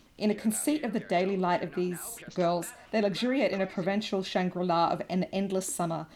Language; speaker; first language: English; native; English